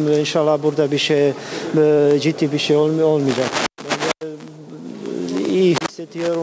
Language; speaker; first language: Turkish; non-native, learner; Bosnian